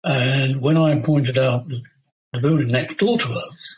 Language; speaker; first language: English; native; English